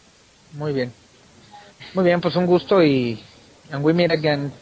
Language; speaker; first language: Spanish; native; Spanish